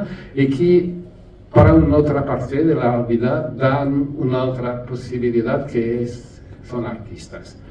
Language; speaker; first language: Spanish; non-native, learner; French